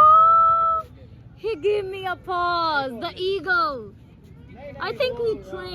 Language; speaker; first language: English; non-native, local second language; Punjabi